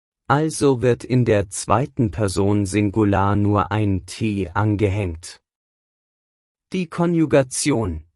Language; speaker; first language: German; non-native, fluent; Persian